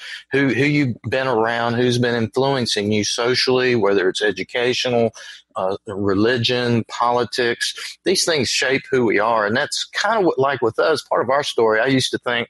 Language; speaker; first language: English; native; English